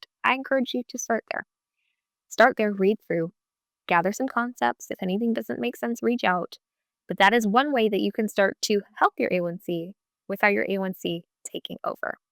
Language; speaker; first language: English; native; English